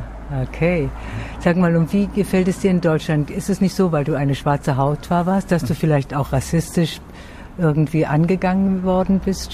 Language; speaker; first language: German; native; German